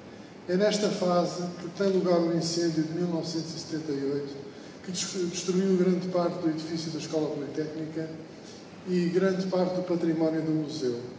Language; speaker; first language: Portuguese; native; Portuguese